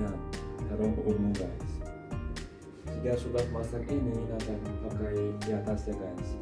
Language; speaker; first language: Indonesian; non-native, learner; Turkish